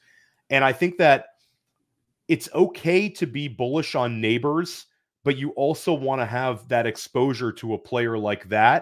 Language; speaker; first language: English; native; English